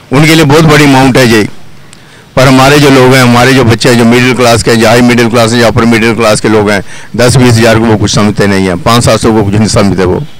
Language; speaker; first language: Hindi; native; Hindi